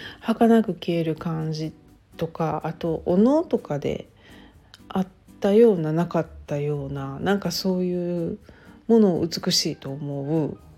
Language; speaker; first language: Japanese; native; Japanese